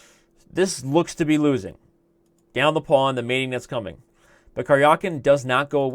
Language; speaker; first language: English; native; English